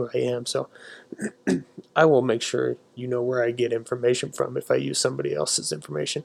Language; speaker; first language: English; native; English